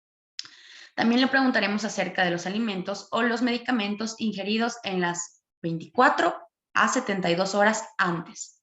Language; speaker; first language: Spanish; native; Spanish